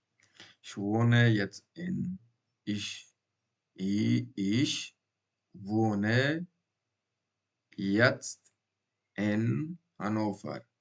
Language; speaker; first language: German; non-native, learner; Baluchi